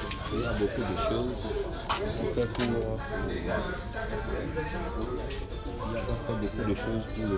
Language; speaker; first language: French; non-native, local second language; Fon